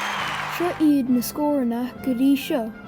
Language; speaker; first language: Irish; non-native, local second language; English